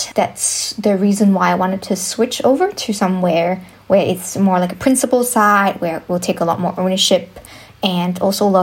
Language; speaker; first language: English; non-native, local second language; Chinese